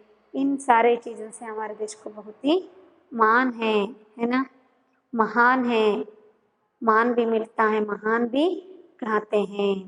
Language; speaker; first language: Hindi; non-native, local second language; Kannada